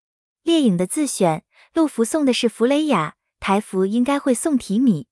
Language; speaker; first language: Chinese; native; Chinese